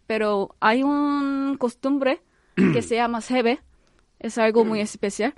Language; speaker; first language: Spanish; non-native, fluent; Korean